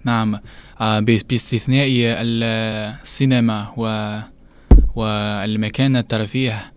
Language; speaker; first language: Arabic; non-native, learner; Chinese